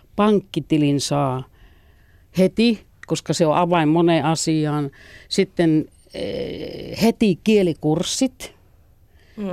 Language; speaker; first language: Finnish; native; Finnish